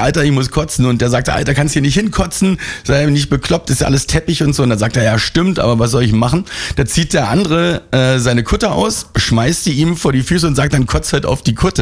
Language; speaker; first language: German; native; German